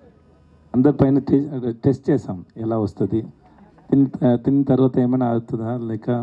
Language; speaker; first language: Telugu; non-native, learner; Tamil